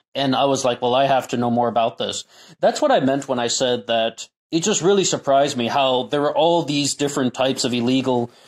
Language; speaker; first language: English; native; English